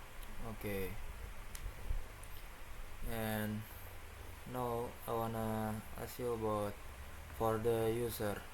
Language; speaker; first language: English; non-native, learner; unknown